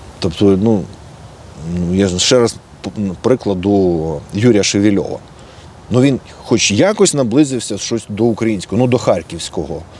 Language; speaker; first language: Ukrainian; native; Ukrainian